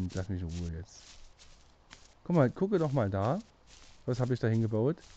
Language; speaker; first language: German; native; German